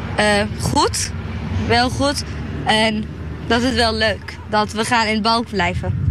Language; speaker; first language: Dutch; non-native, learner; Arabic